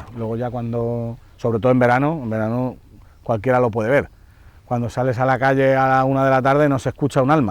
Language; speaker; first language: Spanish; native; Spanish